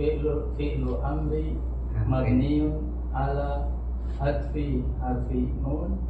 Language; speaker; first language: Arabic; non-native, learner; Indonesian